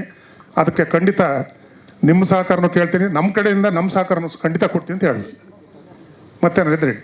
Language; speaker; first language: Kannada; native; Kannada